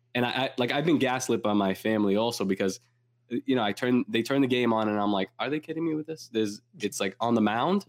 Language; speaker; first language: English; native; English